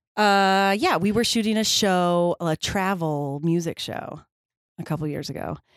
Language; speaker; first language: English; native; English